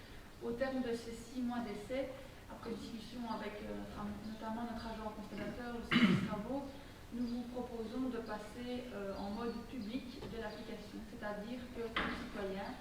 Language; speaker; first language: French; native; French